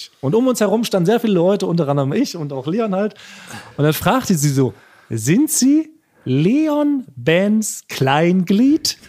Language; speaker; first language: German; native; German